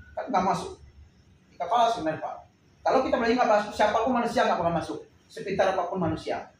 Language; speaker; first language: Indonesian; non-native, local second language; Minangkabau